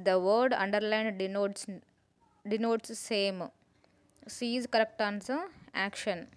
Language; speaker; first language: English; non-native, local second language; Telugu